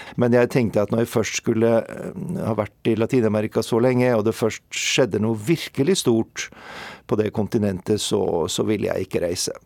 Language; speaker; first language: Norwegian; native; Norwegian